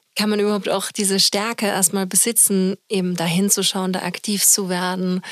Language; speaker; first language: German; native; German